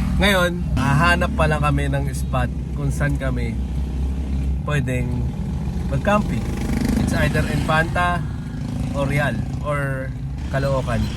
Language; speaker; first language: Filipino; native; Filipino